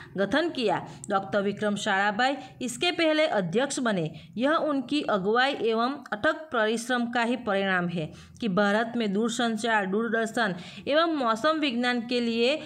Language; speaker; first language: Hindi; non-native, local second language; Gujarati